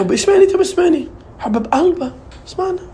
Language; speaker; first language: Arabic; native; Arabic